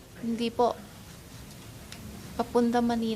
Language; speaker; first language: Filipino; non-native, learner; Chinese